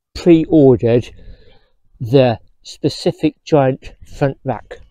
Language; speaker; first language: English; native; English